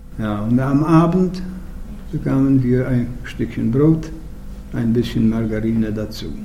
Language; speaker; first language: German; non-native, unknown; Polish